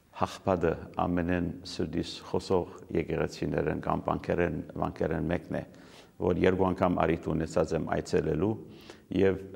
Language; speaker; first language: Armenian; early bilingual, heritage; Armenian